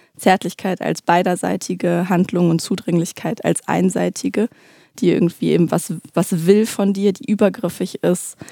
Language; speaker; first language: German; native; German